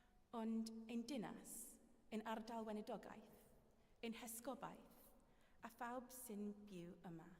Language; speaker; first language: Welsh; non-native, fluent; English